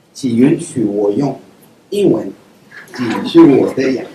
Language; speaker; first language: Chinese; non-native, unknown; Spanish